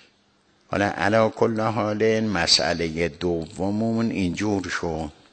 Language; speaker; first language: Persian; native; Persian